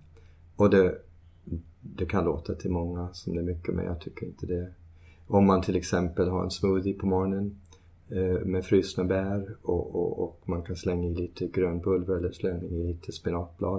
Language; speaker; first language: Swedish; early bilingual, heritage; Swedish